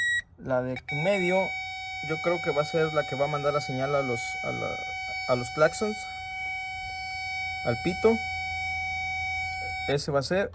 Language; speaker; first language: Spanish; native; Spanish